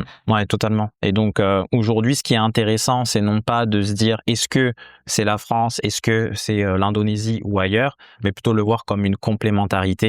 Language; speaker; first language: French; native; French